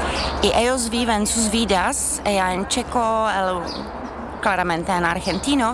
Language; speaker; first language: Spanish; non-native, learner; Czech